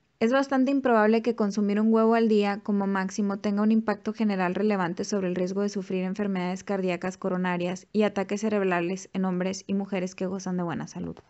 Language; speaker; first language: Spanish; native; Spanish